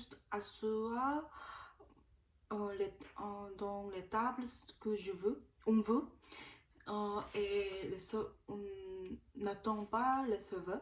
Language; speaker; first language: French; non-native, learner; Korean